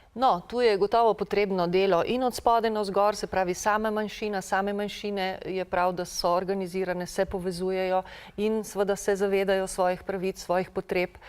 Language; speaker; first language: Slovenian; native; Slovenian